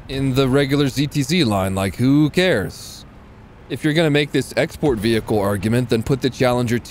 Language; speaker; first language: English; native; English